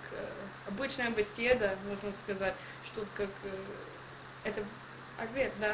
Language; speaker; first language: Russian; non-native, learner; English